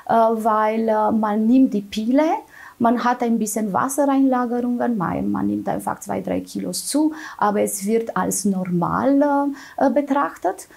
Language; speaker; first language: German; non-native, fluent; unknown